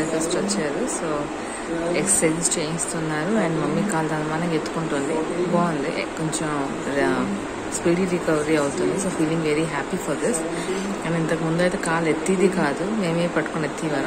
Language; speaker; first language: Telugu; native; Telugu